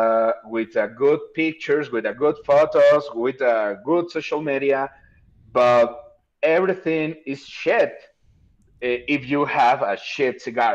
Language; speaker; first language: English; non-native, learner; Spanish